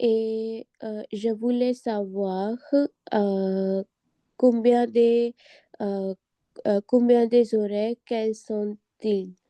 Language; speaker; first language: French; non-native, learner; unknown